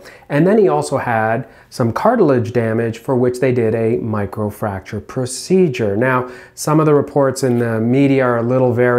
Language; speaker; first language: English; native; English